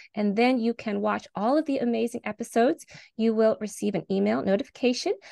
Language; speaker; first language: English; native; English